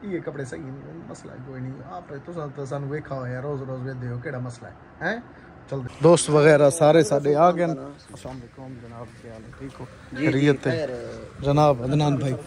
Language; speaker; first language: Urdu; non-native, local second language; Punjabi